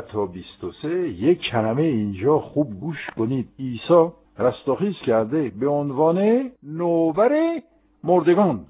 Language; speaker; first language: Persian; non-native, fluent; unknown